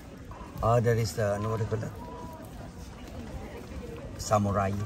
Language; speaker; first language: English; non-native, learner; Filipino